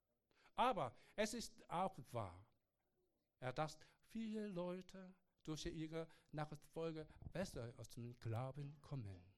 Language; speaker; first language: German; non-native, learner; Korean